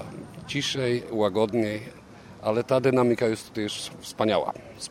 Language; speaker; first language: Polish; early bilingual, heritage; Polish